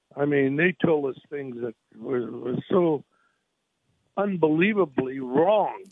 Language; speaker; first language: English; native; English